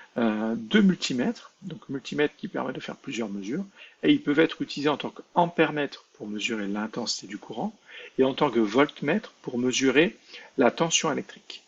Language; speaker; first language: French; native; French